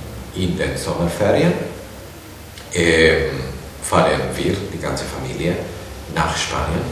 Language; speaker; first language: German; non-native, learner; Spanish